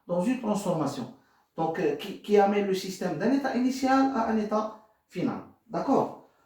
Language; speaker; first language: French; non-native, local second language; Arabic